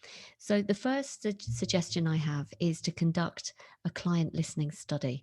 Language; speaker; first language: English; native; English